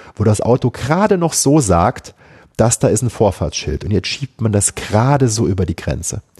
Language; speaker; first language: German; native; German